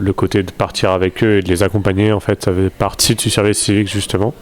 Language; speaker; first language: French; native; French